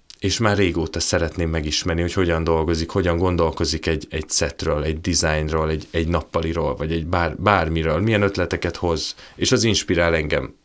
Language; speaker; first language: Hungarian; native; Hungarian